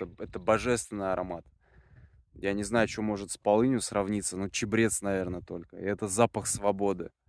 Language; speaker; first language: Russian; native; Russian